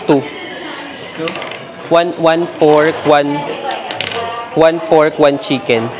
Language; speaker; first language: English; non-native, local second language; Filipino